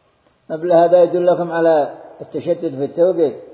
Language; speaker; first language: Arabic; native; Arabic